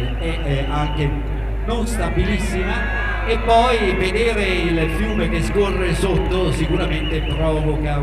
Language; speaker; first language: Italian; native; Italian